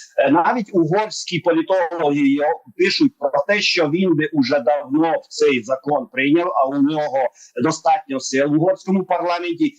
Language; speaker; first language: Ukrainian; non-native, local second language; Hungarian